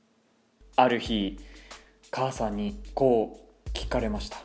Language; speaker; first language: Japanese; non-native, fluent; English